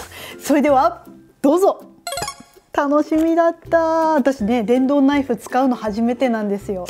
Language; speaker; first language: Japanese; native; Japanese